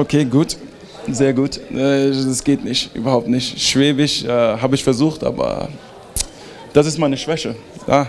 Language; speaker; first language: German; early bilingual, heritage; German